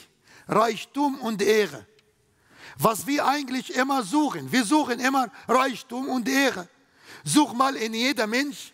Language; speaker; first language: German; non-native, fluent; Arabic